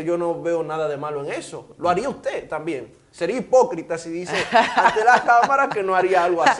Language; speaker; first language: Spanish; native; Spanish